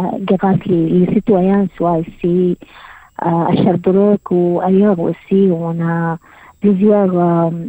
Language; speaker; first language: French; non-native, learner; Arabic